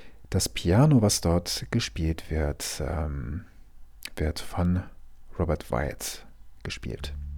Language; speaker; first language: German; native; German